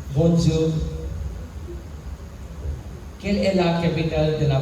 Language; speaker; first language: French; non-native, learner; Sinhala